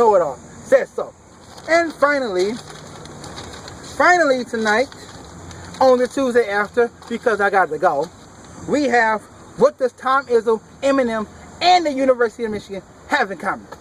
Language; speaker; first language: English; native; English